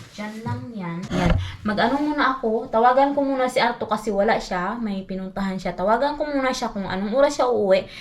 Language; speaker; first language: Filipino; non-native, local second language; Cebuano